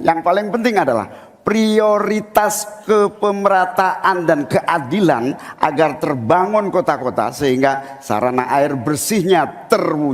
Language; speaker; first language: Indonesian; native; Indonesian